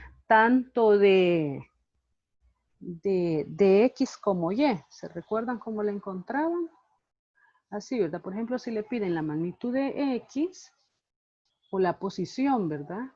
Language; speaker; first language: Spanish; native; Spanish